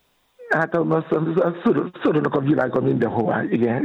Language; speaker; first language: Hungarian; non-native, learner; Yoruba